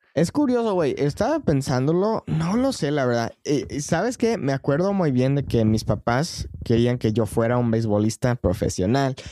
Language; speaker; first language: Spanish; non-native, fluent; English